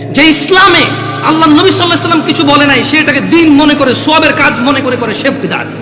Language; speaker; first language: Bangla; early bilingual, heritage; Bangla